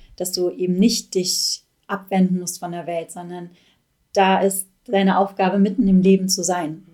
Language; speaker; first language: German; native; German